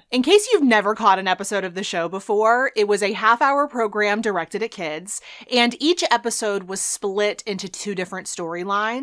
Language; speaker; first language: English; native; English